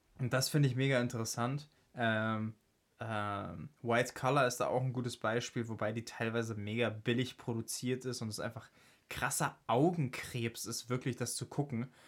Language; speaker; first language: German; native; German